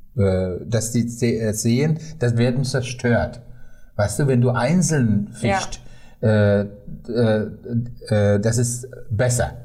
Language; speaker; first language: German; non-native, fluent; Sinhala